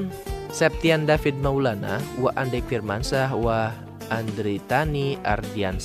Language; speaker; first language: Arabic; non-native, fluent; Indonesian